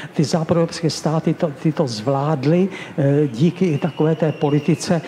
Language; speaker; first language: Czech; native; Czech